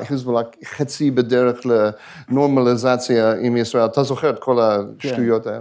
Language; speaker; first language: Hebrew; non-native, fluent; English